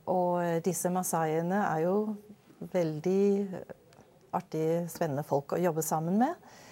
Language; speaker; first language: Norwegian; early bilingual, other home language; Danish